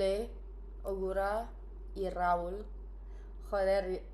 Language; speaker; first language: Spanish; non-native, learner; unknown